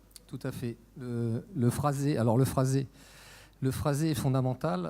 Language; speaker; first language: French; native; French